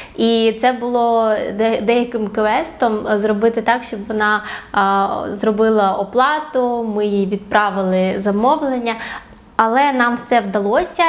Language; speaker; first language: Ukrainian; non-native, local second language; Russian